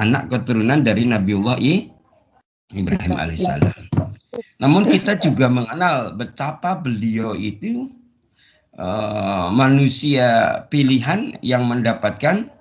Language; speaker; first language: Indonesian; non-native, local second language; Javanese